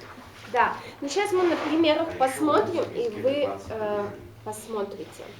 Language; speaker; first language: Russian; non-native, local second language; Udmurt